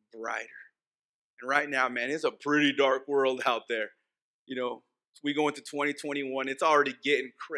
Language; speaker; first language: English; early bilingual, other home language; Spanish